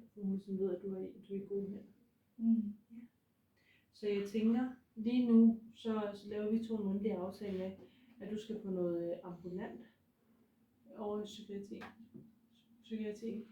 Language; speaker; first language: Danish; native; Danish